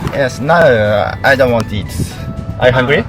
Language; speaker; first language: English; non-native, learner; Japanese